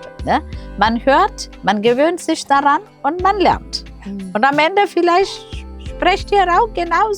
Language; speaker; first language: German; non-native, fluent; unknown